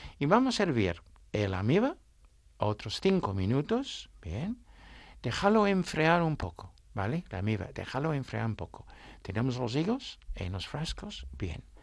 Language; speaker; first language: Spanish; non-native, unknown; English